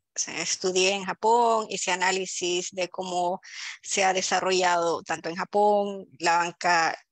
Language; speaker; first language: Spanish; native; Spanish